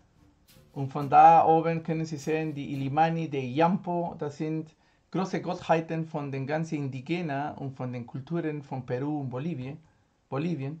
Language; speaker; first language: German; non-native, fluent; Spanish